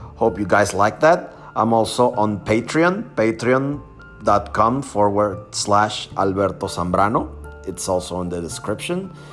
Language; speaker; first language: English; non-native, fluent; Spanish